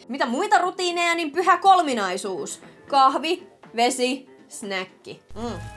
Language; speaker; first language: Finnish; native; Finnish